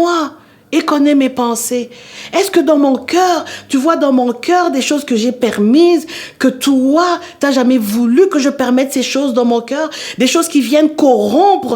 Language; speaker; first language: French; native; French